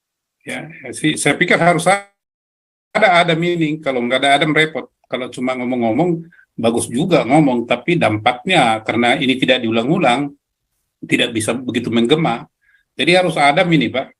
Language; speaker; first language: Indonesian; native; Indonesian